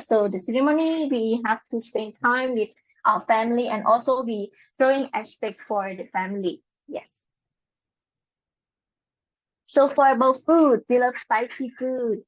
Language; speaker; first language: English; non-native, learner; Lao